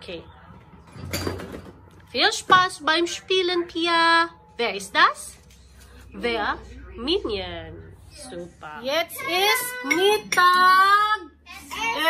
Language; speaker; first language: German; non-native, learner; Filipino